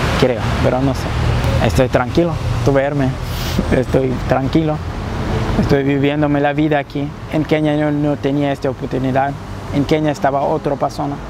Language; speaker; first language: Spanish; non-native, learner; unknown